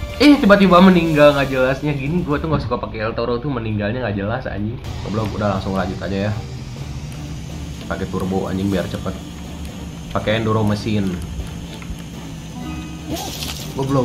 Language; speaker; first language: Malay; non-native, local second language; Sundanese